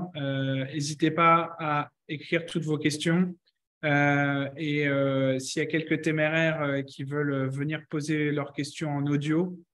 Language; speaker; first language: French; native; French